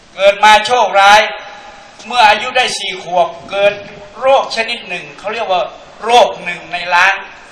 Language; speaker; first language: Thai; native; Thai